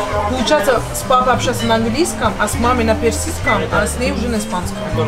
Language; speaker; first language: Russian; non-native, fluent; Persian